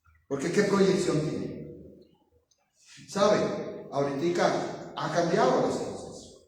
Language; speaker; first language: Spanish; native; Spanish